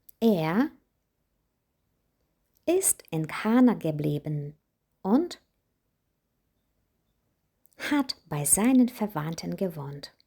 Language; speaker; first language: German; non-native, fluent; Ukrainian